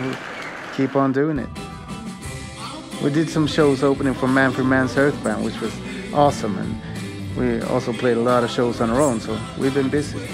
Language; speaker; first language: English; non-native, fluent; Swedish